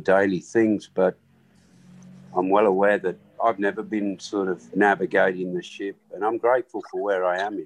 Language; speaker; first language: English; non-native, local second language; Swahili